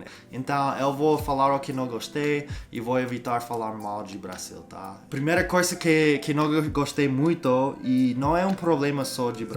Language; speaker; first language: Portuguese; non-native, learner; English